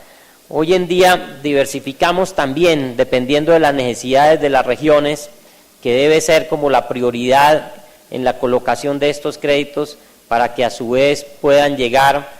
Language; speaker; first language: Spanish; native; Spanish